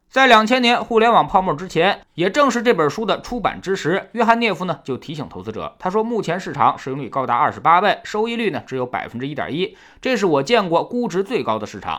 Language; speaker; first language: Chinese; native; Chinese